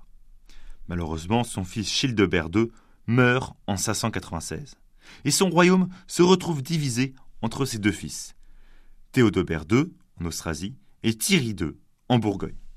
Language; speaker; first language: French; native; French